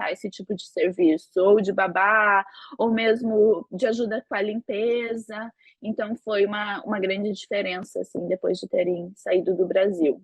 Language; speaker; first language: Portuguese; native; Portuguese